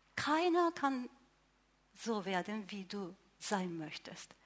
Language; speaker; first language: German; non-native, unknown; Japanese